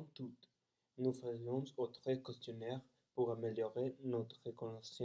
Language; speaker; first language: French; non-native, learner; Spanish